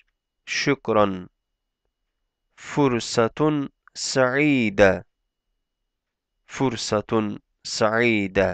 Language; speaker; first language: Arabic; non-native, fluent; Turkish